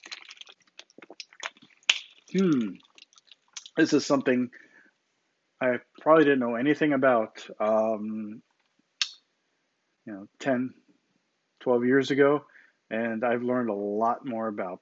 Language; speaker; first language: English; native; English